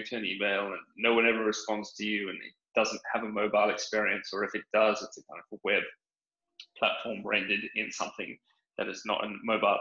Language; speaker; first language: English; native; English